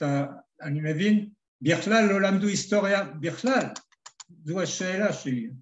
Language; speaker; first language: Hebrew; non-native, fluent; French